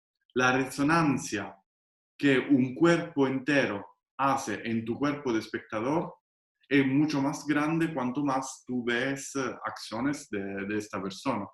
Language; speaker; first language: Spanish; non-native, fluent; Italian